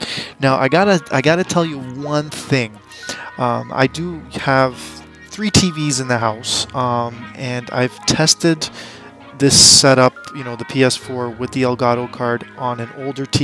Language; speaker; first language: English; native; English